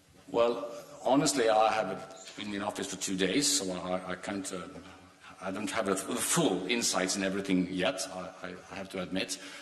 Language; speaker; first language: English; non-native, fluent; Swedish